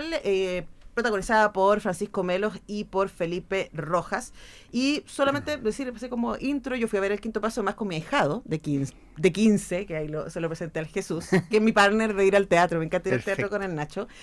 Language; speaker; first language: Spanish; native; Spanish